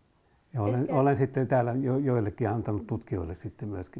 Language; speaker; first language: Finnish; native; Finnish